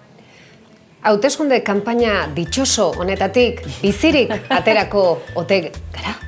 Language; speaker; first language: Basque; native; Basque